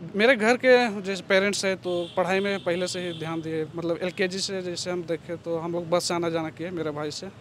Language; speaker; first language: Hindi; native; Hindi